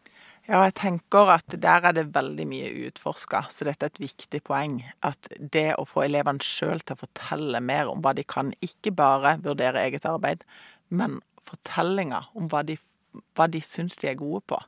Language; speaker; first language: Norwegian; native; Norwegian